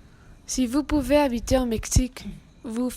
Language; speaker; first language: French; non-native, learner; Spanish